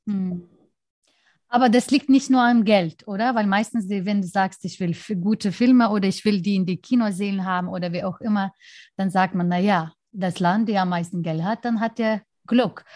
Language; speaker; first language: German; non-native, learner; Lithuanian